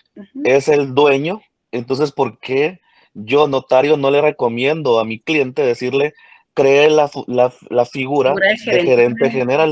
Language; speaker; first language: Spanish; native; Spanish